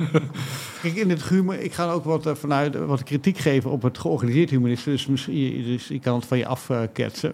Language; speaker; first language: Dutch; native; Dutch